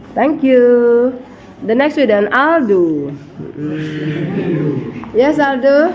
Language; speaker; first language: English; non-native, fluent; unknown